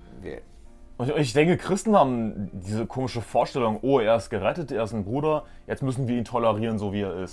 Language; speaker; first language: German; native; German